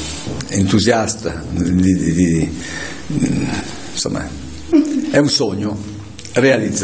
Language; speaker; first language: Italian; native; Italian